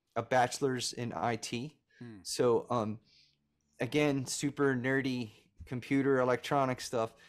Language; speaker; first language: English; native; English